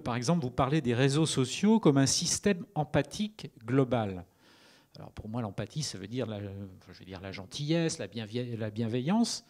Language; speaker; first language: French; native; French